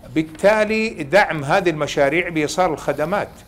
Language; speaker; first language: Arabic; native; Arabic